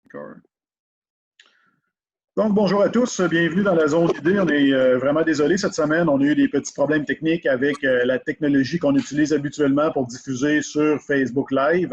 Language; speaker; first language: French; native; French